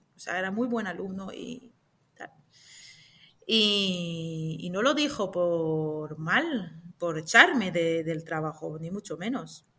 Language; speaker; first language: Spanish; non-native, fluent; Hebrew